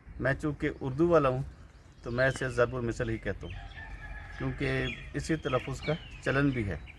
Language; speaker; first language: Urdu; native; Urdu